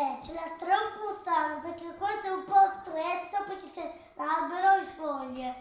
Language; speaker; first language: Italian; early bilingual, other home language; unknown